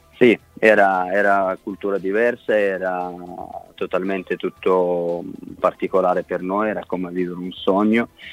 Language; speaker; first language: Italian; non-native, fluent; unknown